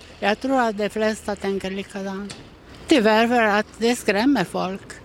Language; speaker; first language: Swedish; native; Swedish